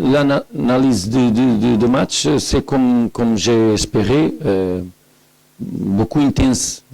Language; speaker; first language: French; non-native, learner; Portuguese